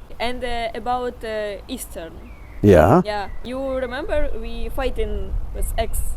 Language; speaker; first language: English; non-native, learner; Ukrainian